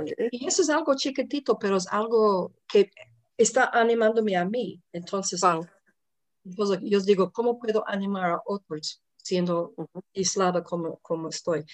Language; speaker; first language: Spanish; non-native, fluent; English